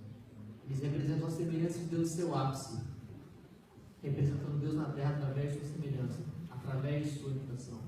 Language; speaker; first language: Portuguese; native; Portuguese